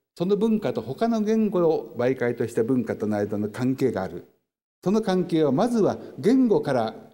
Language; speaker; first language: Japanese; native; Japanese